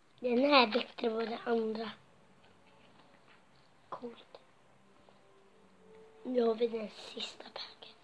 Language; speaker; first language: Swedish; non-native, local second language; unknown